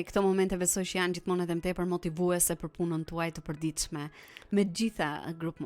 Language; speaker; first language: Albanian; native; Albanian